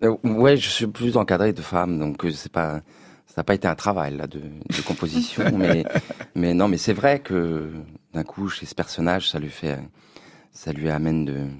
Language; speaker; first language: French; native; French